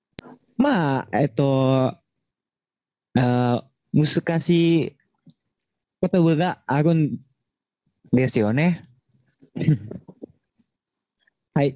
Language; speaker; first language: Japanese; non-native, learner; Indonesian